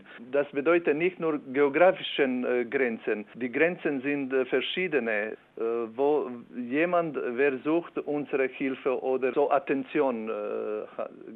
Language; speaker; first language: German; non-native, learner; Albanian